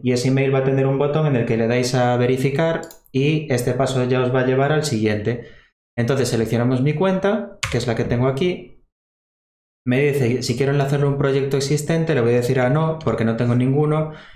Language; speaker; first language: Spanish; native; Spanish